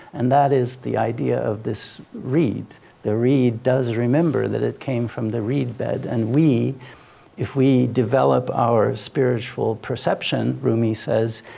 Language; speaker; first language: English; native; English